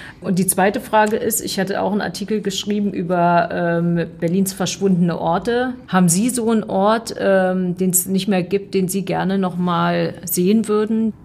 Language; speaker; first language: German; native; German